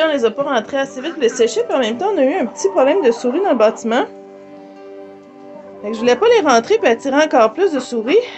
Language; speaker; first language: French; native; French